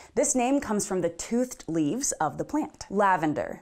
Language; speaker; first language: English; native; English